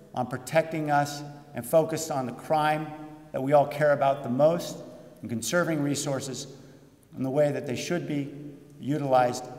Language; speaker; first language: English; native; English